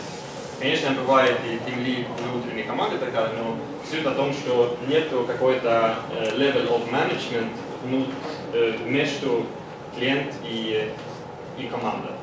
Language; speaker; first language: Russian; non-native, learner; Swedish